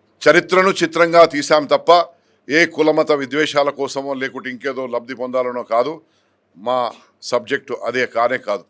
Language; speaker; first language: Telugu; native; Telugu